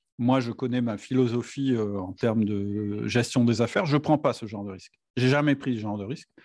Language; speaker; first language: French; native; French